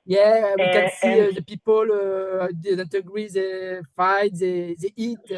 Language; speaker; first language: English; non-native, learner; French